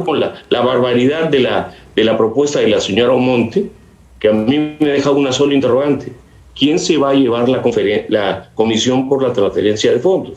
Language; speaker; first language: Spanish; native; Spanish